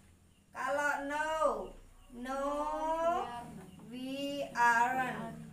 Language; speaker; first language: English; non-native, learner; Indonesian